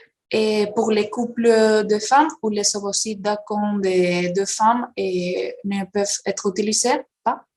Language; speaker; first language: French; non-native, fluent; Spanish